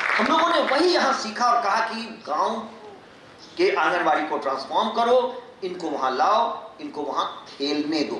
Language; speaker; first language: Hindi; non-native, local second language; Magahi